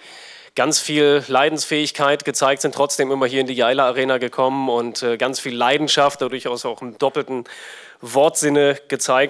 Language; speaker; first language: German; native; German